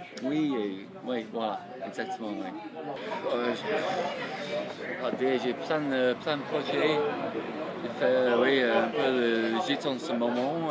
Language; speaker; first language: French; non-native, fluent; English